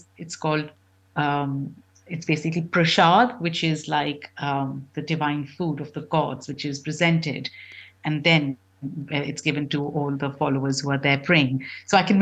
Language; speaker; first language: English; non-native, local second language; Punjabi